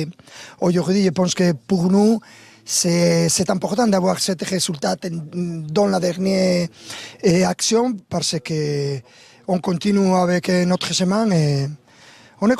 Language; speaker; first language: French; non-native, learner; Spanish